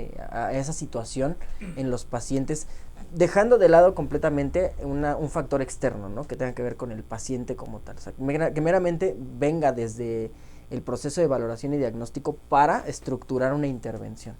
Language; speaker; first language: Spanish; native; Spanish